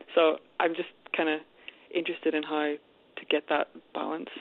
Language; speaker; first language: English; native; English